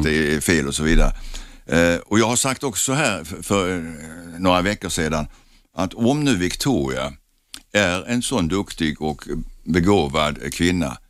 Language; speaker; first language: Swedish; native; Swedish